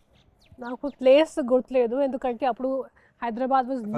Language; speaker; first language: Telugu; non-native, fluent; Hindi